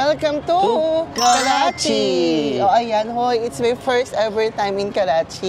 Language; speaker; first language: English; non-native, local second language; Filipino